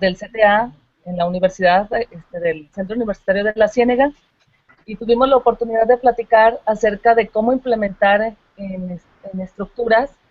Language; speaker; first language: Spanish; native; Spanish